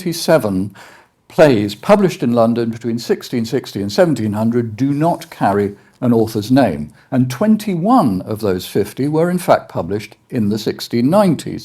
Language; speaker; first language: English; native; English